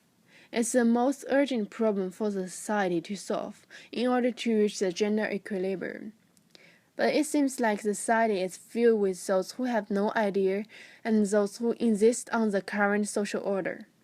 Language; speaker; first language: English; non-native, fluent; Chinese